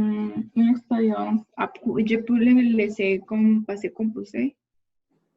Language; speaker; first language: French; non-native, learner; Spanish